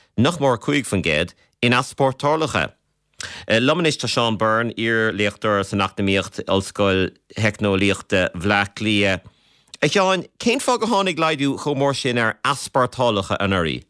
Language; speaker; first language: Irish; native; Irish